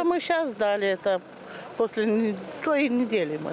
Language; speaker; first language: Russian; non-native, local second language; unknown